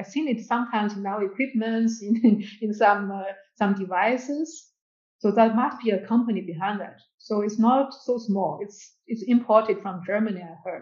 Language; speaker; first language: English; non-native, fluent; Chinese